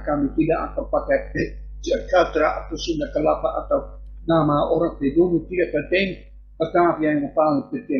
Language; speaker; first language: Indonesian; non-native, fluent; Dutch